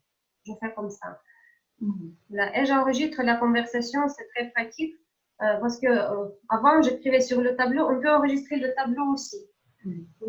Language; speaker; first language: French; non-native, fluent; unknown